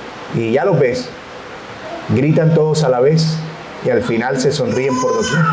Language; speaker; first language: Spanish; native; Spanish